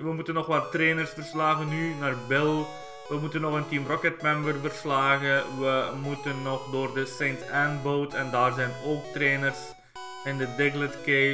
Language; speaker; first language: Dutch; native; Dutch